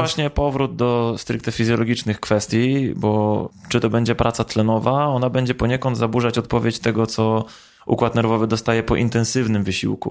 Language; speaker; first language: Polish; native; Polish